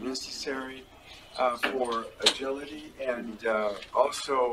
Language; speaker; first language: English; non-native, fluent; Portuguese